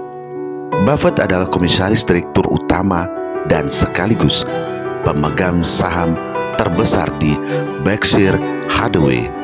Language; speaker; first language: Indonesian; native; Indonesian